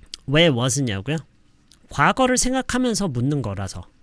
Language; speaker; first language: Korean; native; Korean